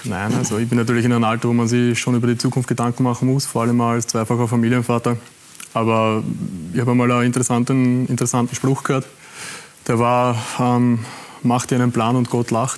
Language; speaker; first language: German; native; German